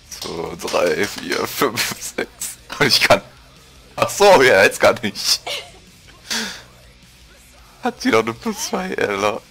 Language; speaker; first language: German; native; German